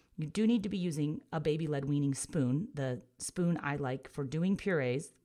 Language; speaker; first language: English; native; English